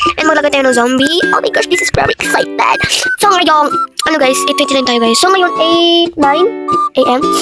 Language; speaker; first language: Filipino; non-native, local second language; Cebuano